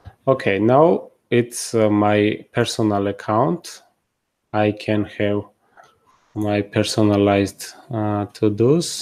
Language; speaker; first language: English; non-native, fluent; Georgian